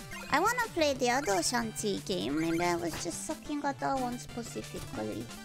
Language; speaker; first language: English; non-native, fluent; Japanese